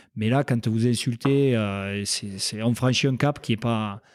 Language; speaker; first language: French; native; French